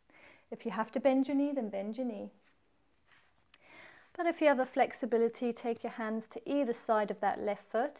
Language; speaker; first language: English; native; English